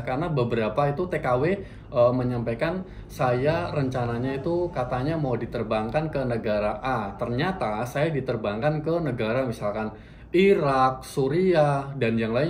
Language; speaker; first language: Indonesian; native; Indonesian